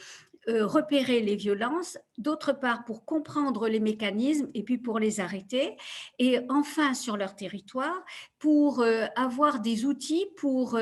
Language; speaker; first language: French; native; French